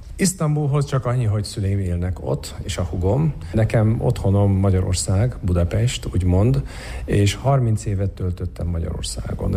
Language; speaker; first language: Hungarian; non-native, fluent; Turkish